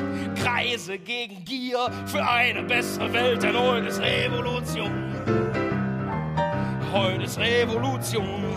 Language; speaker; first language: German; native; German